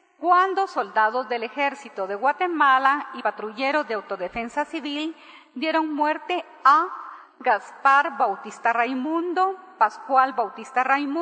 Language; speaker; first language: Spanish; native; Spanish